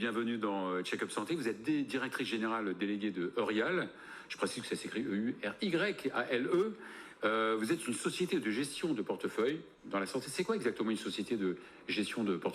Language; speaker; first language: French; native; French